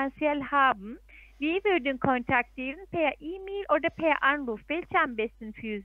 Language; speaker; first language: German; non-native, fluent; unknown